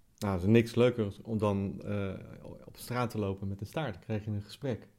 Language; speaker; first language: Dutch; non-native, fluent; Italian